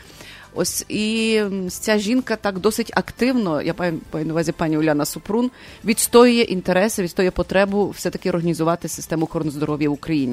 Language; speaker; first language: Ukrainian; native; Ukrainian